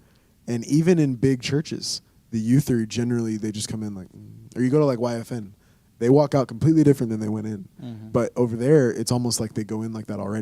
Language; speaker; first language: English; native; English